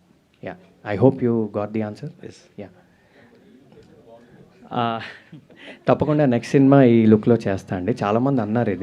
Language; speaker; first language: Telugu; native; Telugu